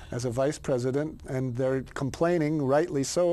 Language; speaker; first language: English; native; English